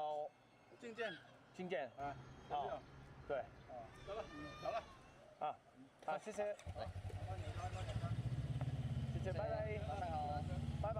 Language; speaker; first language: Chinese; non-native, learner; English